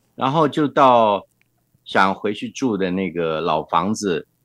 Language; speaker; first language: Chinese; non-native, local second language; Hakka Chinese